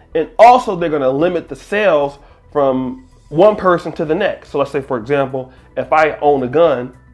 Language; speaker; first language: English; native; English